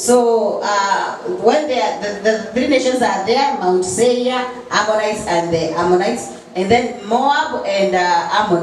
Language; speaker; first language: English; non-native, fluent; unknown